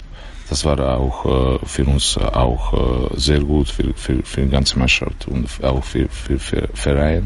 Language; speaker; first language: German; non-native, learner; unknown